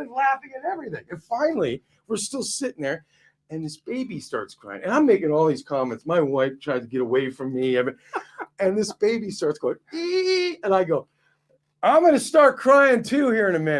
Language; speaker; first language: English; native; English